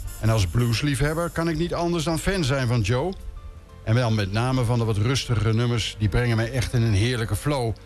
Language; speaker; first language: Dutch; native; Dutch